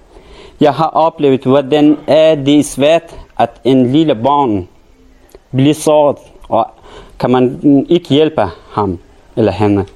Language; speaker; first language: Danish; non-native, learner; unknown